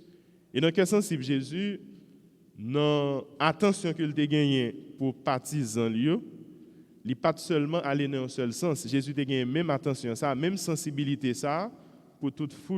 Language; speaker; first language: French; non-native, local second language; Haitian Creole